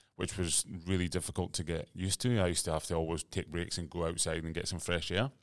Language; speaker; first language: English; native; English